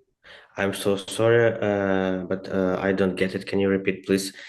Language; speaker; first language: English; non-native, learner; Ukrainian